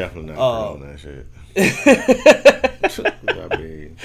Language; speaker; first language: English; native; English